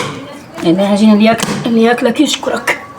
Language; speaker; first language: Arabic; native; Arabic